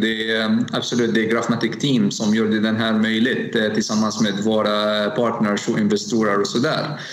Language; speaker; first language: Swedish; non-native, learner; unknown